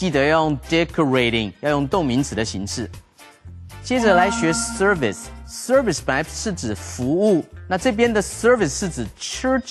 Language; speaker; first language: Chinese; native; Chinese